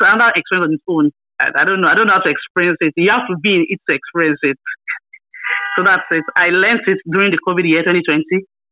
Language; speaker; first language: English; non-native, local second language; Yoruba